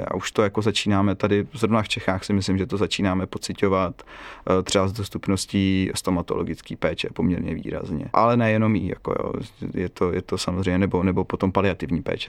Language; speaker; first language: Czech; native; Czech